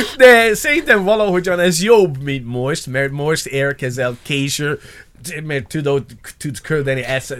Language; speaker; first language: Hungarian; non-native, learner; English